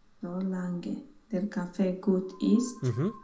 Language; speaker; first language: German; non-native, learner; Romanian